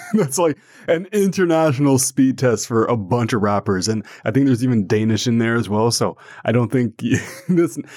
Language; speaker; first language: English; non-native, fluent; French